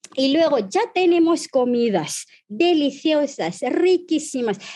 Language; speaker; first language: Spanish; non-native, fluent; Malay